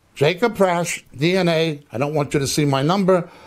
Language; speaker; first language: English; native; English